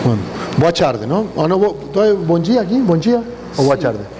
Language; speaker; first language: Portuguese; non-native, learner; Spanish